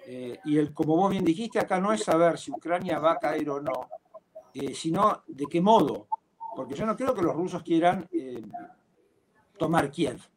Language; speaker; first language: Spanish; native; Spanish